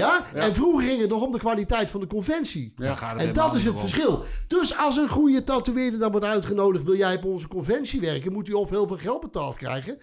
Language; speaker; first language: Dutch; native; Dutch